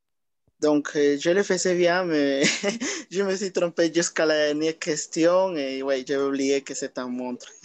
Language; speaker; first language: French; non-native, learner; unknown